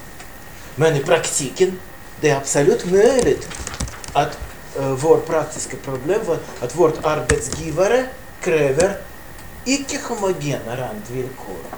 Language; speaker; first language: Swedish; non-native, fluent; Russian